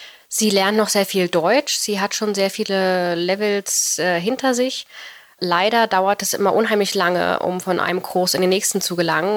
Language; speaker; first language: German; native; German